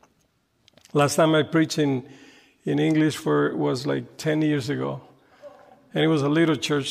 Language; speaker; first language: English; non-native, fluent; Spanish